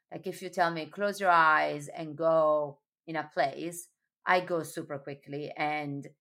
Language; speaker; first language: English; non-native, fluent; Italian